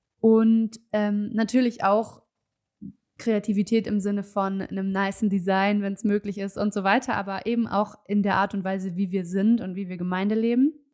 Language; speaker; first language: German; native; German